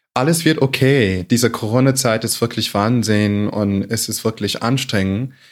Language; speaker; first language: German; non-native, fluent; English